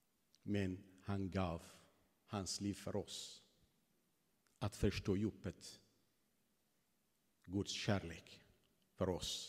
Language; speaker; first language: Swedish; non-native, fluent; Tigrinya